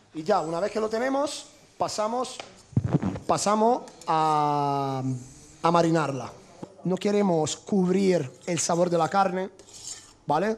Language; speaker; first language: Spanish; non-native, fluent; Italian